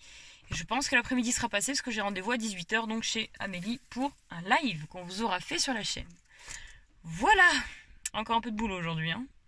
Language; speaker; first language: French; native; French